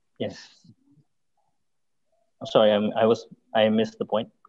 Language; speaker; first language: English; non-native, fluent; Indonesian